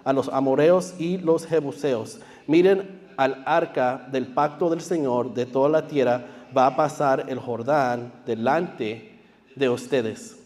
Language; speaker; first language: Spanish; early bilingual, heritage; Spanish